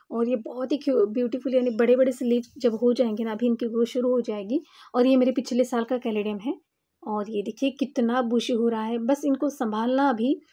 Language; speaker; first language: Hindi; non-native, local second language; Marathi